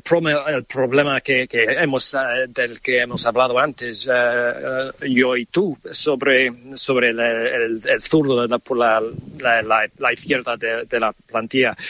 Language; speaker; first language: Spanish; non-native, fluent; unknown